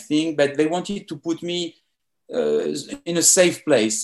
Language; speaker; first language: English; non-native, fluent; French